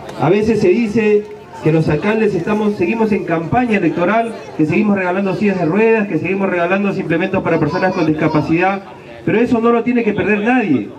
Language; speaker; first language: Spanish; native; Spanish